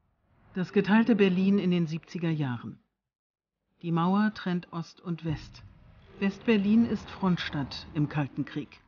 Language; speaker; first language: German; native; German